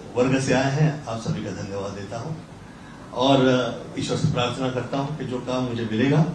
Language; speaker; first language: Hindi; non-native, local second language; Marathi